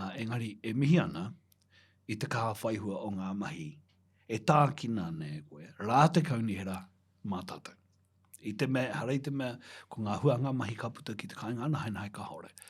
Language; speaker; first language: Māori; non-native, local second language; English